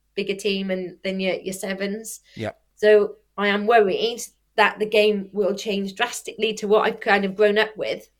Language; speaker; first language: English; native; English